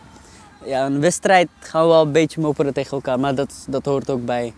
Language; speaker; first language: Dutch; non-native, learner; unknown